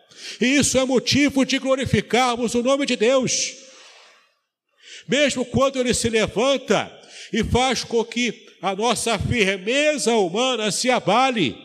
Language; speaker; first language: Portuguese; native; Portuguese